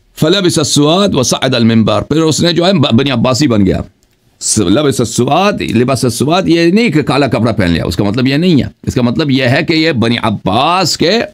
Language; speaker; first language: Urdu; non-native, fluent; Persian